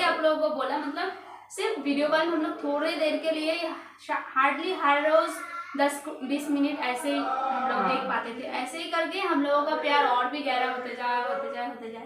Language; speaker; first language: Hindi; non-native, local second language; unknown